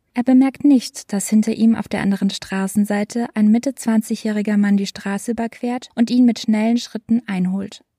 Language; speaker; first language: German; native; German